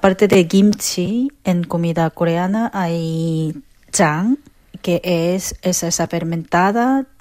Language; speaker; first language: Spanish; non-native, learner; Korean